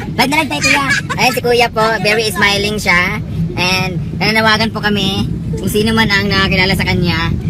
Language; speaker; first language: Filipino; non-native, local second language; Cebuano